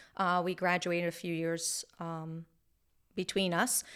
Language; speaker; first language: English; early bilingual, other home language; Hebrew